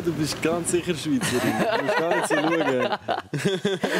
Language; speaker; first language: German; early bilingual, other home language; Albanian